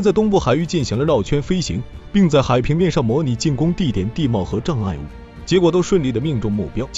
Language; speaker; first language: Chinese; native; Chinese